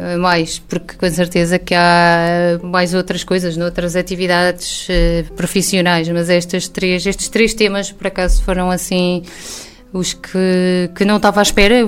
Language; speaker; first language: Portuguese; native; Portuguese